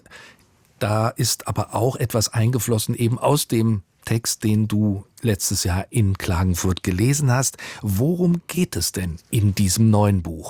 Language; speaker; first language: German; native; German